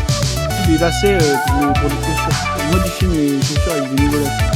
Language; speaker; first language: French; native; French